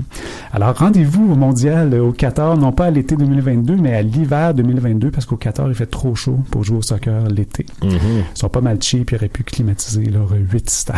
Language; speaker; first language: French; native; French